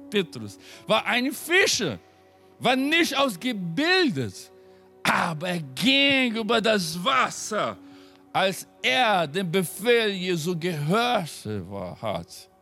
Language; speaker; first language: German; non-native, fluent; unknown